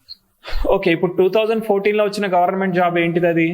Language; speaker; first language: Telugu; native; Telugu